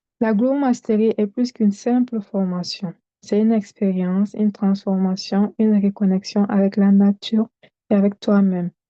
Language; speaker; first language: French; non-native, local second language; Bambara